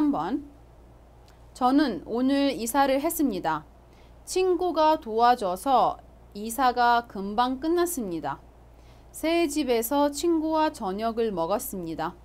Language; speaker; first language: Korean; non-native, fluent; Arabic